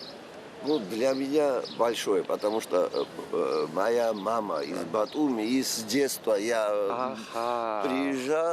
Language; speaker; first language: Russian; non-native, local second language; Georgian